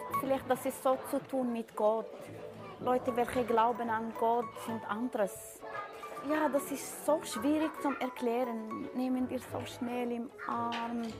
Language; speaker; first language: German; non-native, learner; Arabic